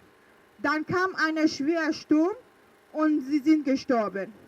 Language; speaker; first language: German; early bilingual, other home language; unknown